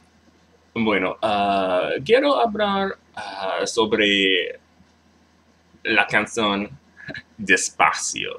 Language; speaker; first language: Spanish; non-native, learner; English